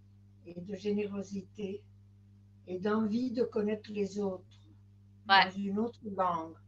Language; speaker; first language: French; non-native, fluent; Spanish